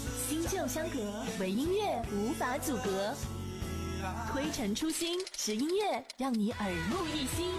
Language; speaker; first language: Chinese; native; Chinese